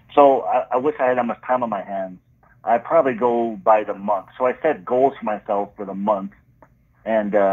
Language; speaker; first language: English; native; English